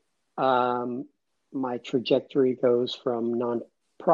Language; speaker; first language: English; native; English